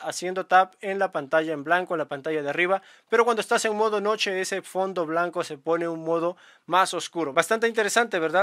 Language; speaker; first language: Spanish; native; Spanish